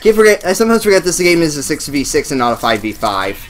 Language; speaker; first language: English; native; English